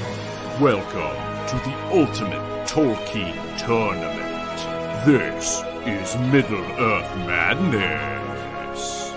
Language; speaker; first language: English; native; English